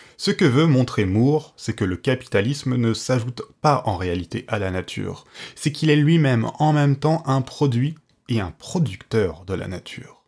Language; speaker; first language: French; native; French